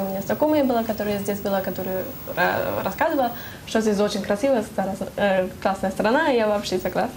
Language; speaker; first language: Russian; non-native, learner; German